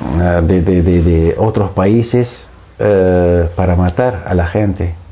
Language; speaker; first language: Spanish; non-native, fluent; Arabic